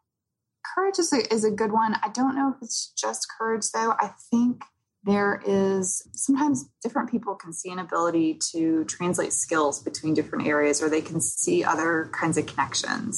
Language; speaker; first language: English; native; English